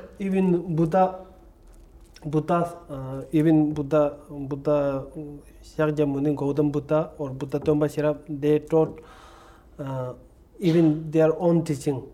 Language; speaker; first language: English; non-native, learner; Tibetan